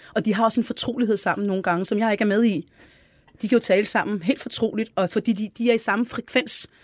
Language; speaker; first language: Danish; early bilingual, other home language; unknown